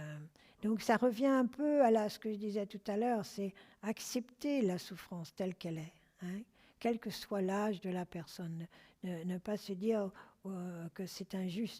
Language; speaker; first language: French; native; French